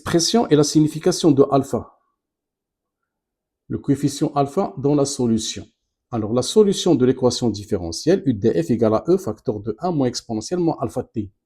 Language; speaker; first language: French; non-native, local second language; Arabic